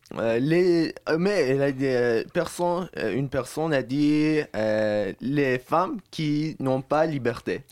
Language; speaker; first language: French; non-native, fluent; Persian